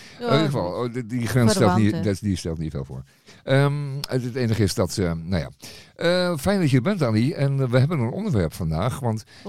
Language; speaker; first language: Dutch; native; Dutch